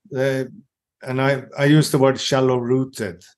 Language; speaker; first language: English; non-native, fluent; Swedish